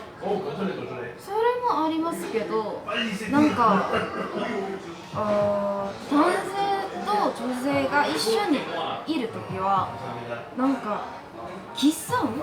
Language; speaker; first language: Japanese; non-native, learner; Korean